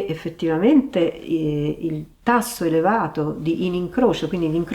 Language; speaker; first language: Italian; native; Italian